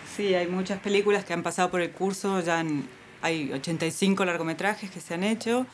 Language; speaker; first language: Spanish; native; Spanish